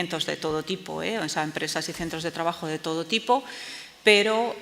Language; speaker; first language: Spanish; native; Spanish